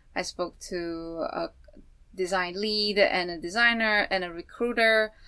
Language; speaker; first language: English; non-native, fluent; Chinese